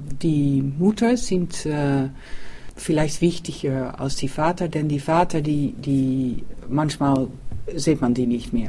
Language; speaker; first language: German; non-native, learner; Dutch